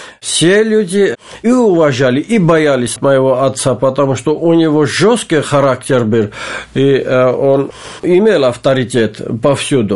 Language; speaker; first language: Russian; non-native, local second language; Armenian